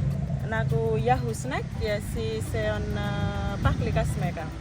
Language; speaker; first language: Estonian; non-native, fluent; Indonesian